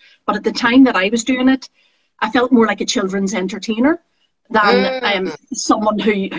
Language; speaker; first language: English; native; English